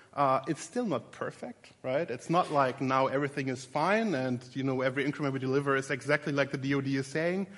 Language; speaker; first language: English; non-native, fluent; German